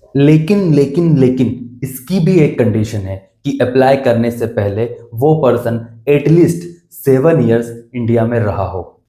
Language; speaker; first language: Hindi; native; Hindi